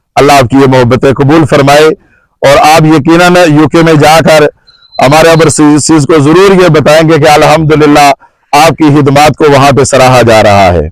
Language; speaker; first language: Urdu; non-native, local second language; Pahari-Potwari